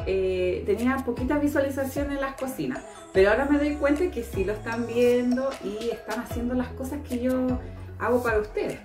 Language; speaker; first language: Spanish; native; Spanish